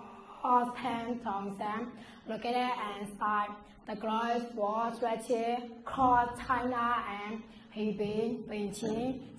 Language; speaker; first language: English; non-native, learner; Mon